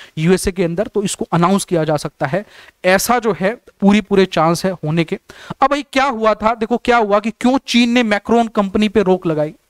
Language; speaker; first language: Hindi; native; Hindi